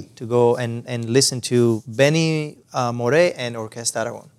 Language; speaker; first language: English; non-native, fluent; Spanish